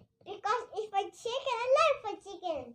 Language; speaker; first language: English; non-native, learner; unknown